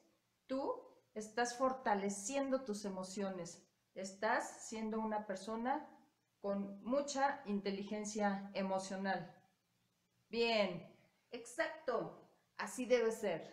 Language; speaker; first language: Spanish; native; Spanish